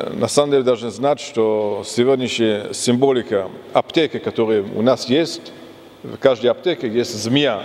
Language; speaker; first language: Russian; non-native, fluent; German